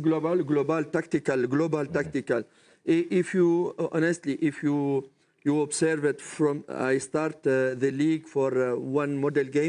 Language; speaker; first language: English; non-native, learner; French